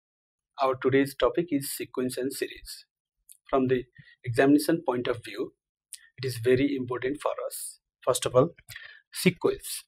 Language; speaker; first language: English; non-native, local second language; Nepali